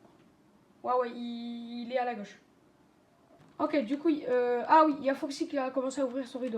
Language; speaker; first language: French; native; French